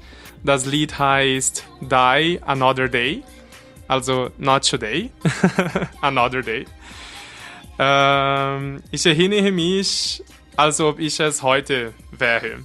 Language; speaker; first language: German; non-native, fluent; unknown